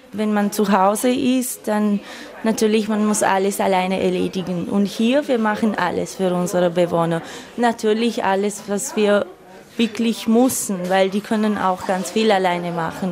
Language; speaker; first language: German; non-native, learner; Romanian